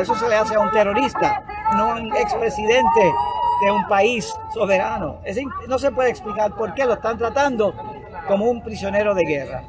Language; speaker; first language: Spanish; non-native, fluent; English